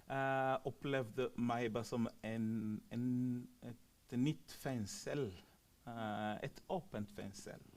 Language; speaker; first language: Norwegian; non-native, fluent; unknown